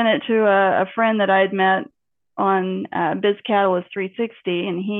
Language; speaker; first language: English; native; English